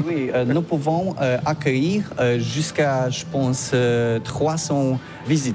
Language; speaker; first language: French; non-native, learner; Polish